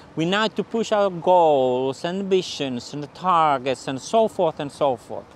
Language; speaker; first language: English; non-native, fluent; Finnish